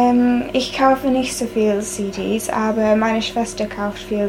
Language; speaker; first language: German; non-native, learner; English